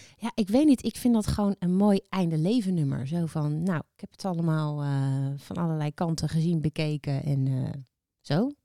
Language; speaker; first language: Dutch; native; Dutch